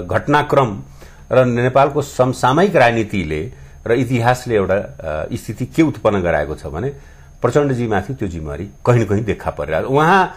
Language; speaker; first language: Nepali; non-native, local second language; Bhojpuri